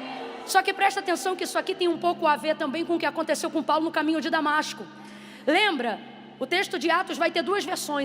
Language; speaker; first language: Portuguese; native; Portuguese